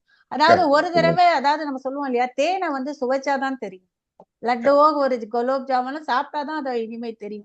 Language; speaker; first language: Tamil; native; Tamil